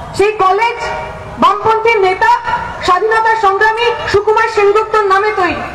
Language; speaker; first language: Bangla; native; Bangla